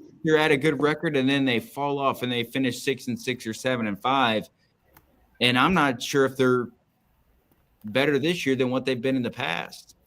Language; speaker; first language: English; native; English